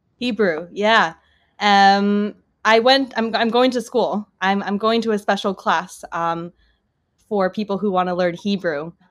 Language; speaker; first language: English; early bilingual, other home language; Japanese